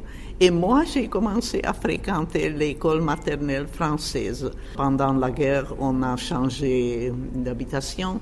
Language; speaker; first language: French; non-native, fluent; Czech